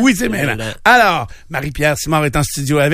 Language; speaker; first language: French; native; French